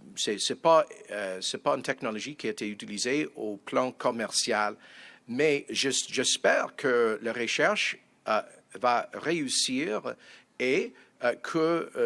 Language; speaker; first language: French; non-native, fluent; English